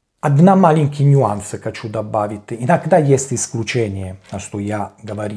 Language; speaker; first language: Russian; non-native, learner; Italian